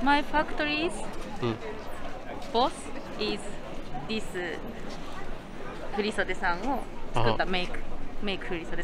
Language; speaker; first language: Japanese; native; Japanese